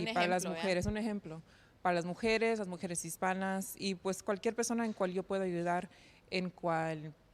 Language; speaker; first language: Spanish; early bilingual, heritage; Spanish